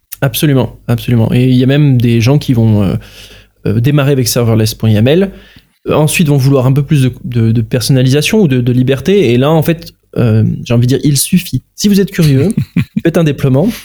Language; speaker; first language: French; native; French